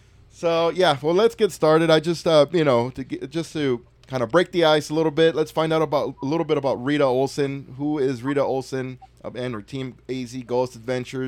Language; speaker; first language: English; early bilingual, other home language; Spanish